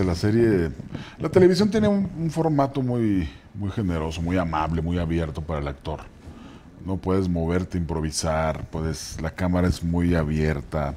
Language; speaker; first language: Spanish; native; Spanish